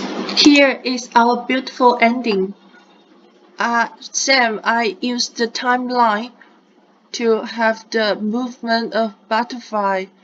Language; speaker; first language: English; non-native, fluent; Chinese